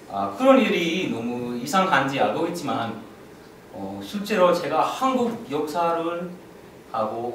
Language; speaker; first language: Korean; non-native, learner; English